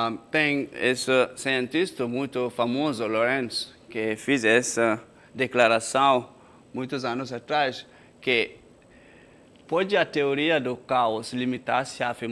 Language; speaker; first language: Portuguese; non-native, fluent; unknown